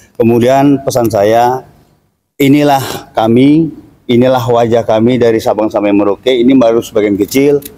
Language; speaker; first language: Indonesian; native; Indonesian